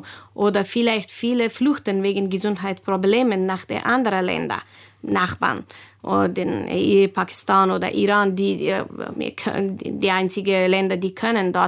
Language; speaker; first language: German; non-native, fluent; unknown